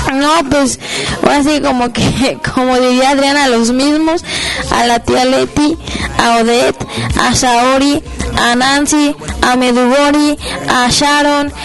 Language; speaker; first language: Spanish; native; Spanish